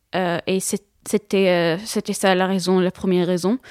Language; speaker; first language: French; non-native, fluent; Arabic